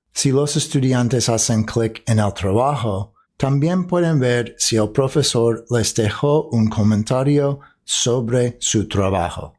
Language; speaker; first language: Spanish; non-native, fluent; English